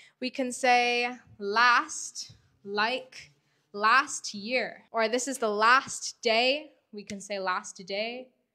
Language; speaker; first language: English; native; English